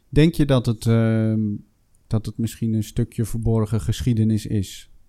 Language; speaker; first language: Dutch; native; Dutch